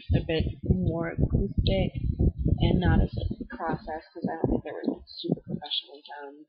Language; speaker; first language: English; native; English